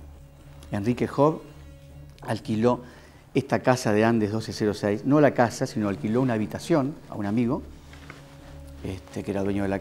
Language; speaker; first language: Spanish; native; Spanish